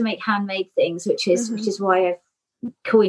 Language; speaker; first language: English; native; English